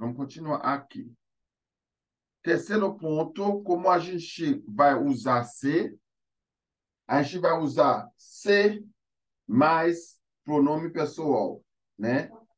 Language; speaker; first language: Portuguese; non-native, fluent; Haitian Creole